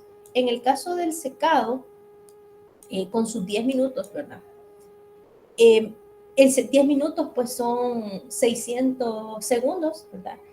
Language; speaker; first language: Spanish; native; Spanish